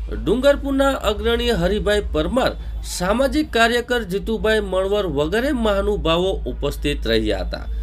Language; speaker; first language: Gujarati; native; Gujarati